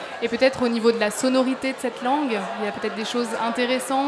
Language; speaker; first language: French; native; French